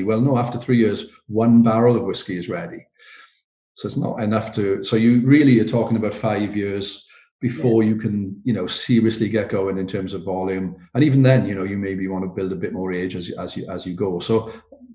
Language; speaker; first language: English; native; English